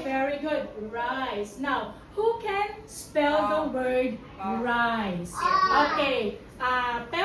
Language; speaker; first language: English; non-native, fluent; Filipino